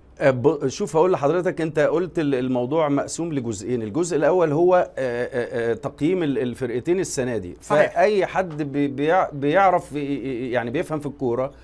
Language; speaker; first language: Arabic; native; Arabic